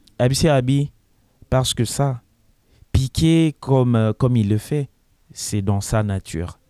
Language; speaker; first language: French; non-native, local second language; Lingala